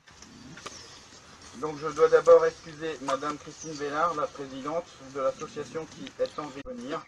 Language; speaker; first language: French; native; French